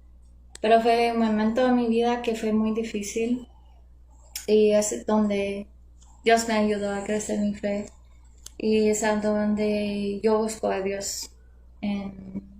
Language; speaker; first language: Spanish; non-native, learner; English